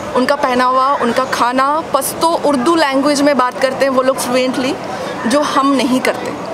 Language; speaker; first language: Hindi; native; Hindi